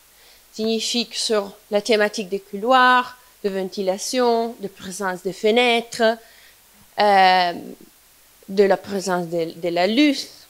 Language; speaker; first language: French; non-native, fluent; Italian